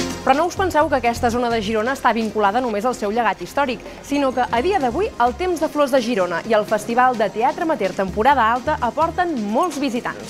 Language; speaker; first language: Catalan; native; Catalan